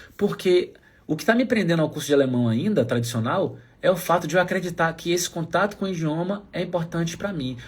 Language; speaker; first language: Portuguese; native; Portuguese